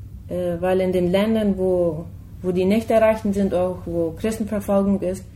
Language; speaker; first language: German; non-native, fluent; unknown